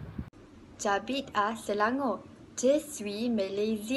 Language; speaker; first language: French; non-native, learner; Malay